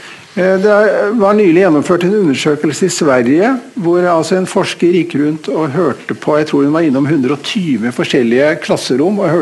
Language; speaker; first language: Norwegian; native; Norwegian